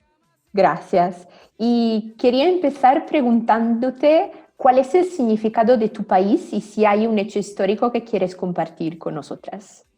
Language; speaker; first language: Spanish; non-native, fluent; Italian